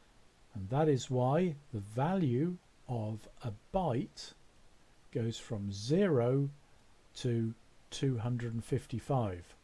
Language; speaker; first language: English; native; English